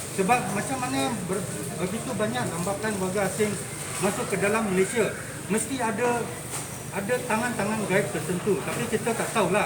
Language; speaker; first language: Malay; native; Malay